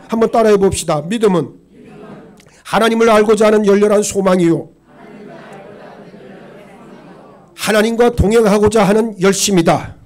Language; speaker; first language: Korean; native; Korean